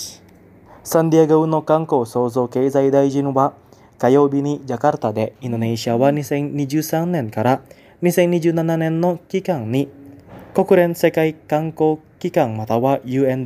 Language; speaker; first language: Japanese; non-native, fluent; Indonesian